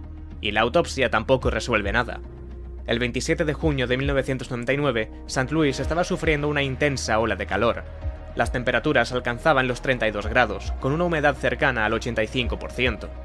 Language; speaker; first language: Spanish; native; Spanish